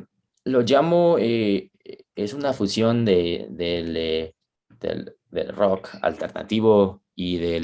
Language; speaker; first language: Spanish; early bilingual, heritage; Spanish